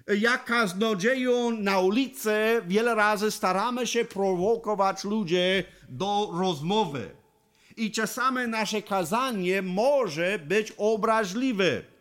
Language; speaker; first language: Polish; non-native, learner; English